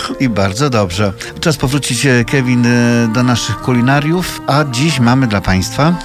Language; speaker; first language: Polish; native; Polish